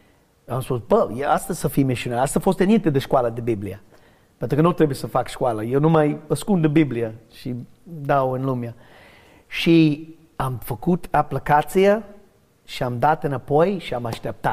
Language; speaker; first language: Romanian; non-native, learner; English